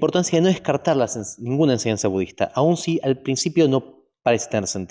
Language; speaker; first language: Spanish; native; Spanish